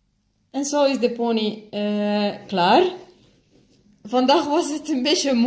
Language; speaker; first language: Dutch; non-native, fluent; Spanish